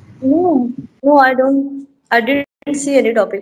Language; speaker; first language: English; non-native, learner; Hindi